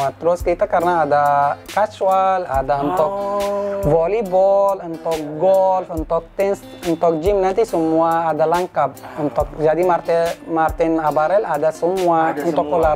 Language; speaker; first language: Indonesian; non-native, fluent; Arabic